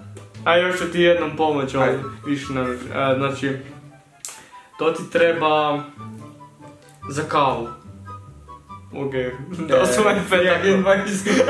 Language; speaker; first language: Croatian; early bilingual, heritage; Croatian